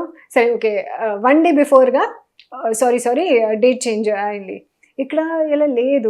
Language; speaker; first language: Telugu; non-native, learner; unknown